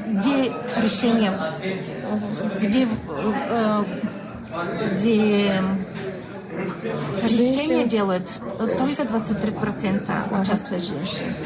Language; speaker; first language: Russian; non-native, learner; Bulgarian